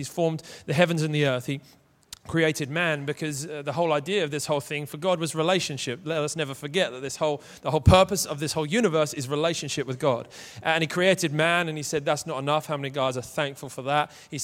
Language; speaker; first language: English; native; English